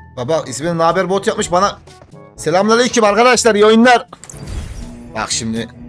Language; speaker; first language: Turkish; native; Turkish